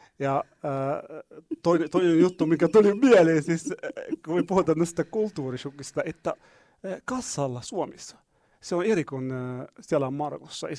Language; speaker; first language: Finnish; non-native, fluent; Arabic